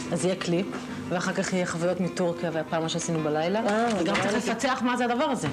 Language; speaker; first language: Hebrew; native; Hebrew